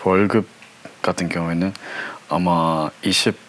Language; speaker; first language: Korean; non-native, learner; English